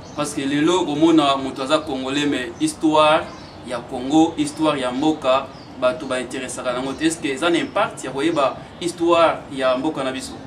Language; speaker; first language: Lingala; non-native, local second language; Kongo